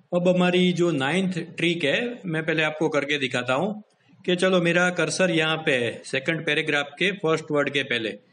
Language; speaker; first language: Hindi; non-native, local second language; Gujarati